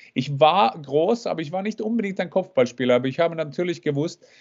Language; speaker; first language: German; non-native, fluent; Norwegian